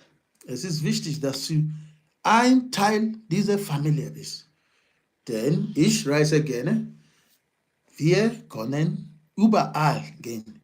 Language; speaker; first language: German; non-native, learner; Yoruba